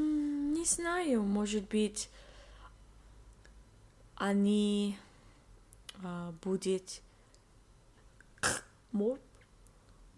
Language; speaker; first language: Russian; non-native, learner; English